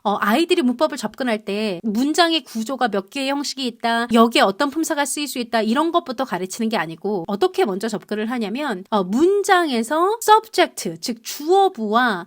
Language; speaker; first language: Korean; native; Korean